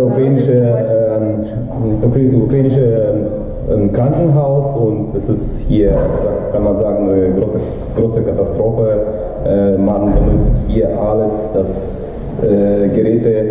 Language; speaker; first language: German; non-native, learner; Ukrainian